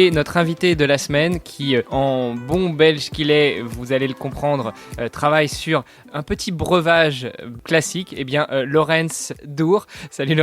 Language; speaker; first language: French; native; French